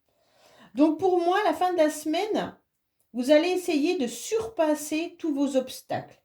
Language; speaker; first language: French; native; French